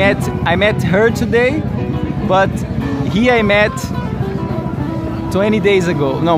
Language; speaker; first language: English; non-native, learner; Portuguese